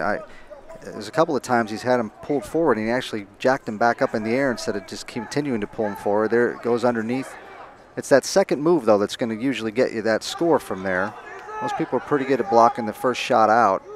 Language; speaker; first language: English; native; English